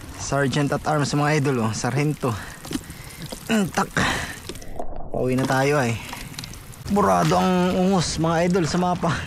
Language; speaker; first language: Filipino; non-native, local second language; Bikol